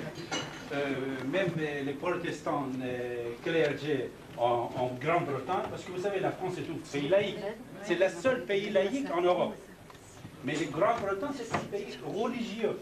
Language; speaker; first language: French; non-native, fluent; Persian